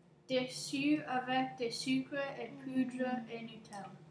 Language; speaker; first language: French; non-native, learner; English